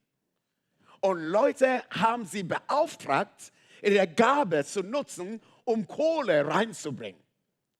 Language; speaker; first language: German; non-native, fluent; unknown